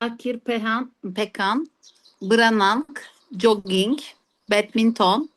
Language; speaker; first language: Indonesian; non-native, learner; Turkish